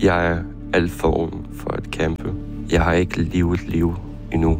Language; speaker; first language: Danish; non-native, learner; Ukrainian